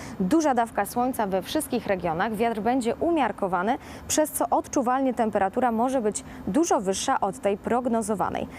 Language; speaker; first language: Polish; native; Polish